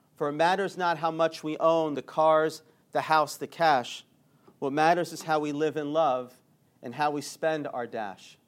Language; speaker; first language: English; native; English